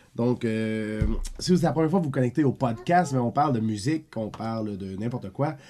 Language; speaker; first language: French; native; French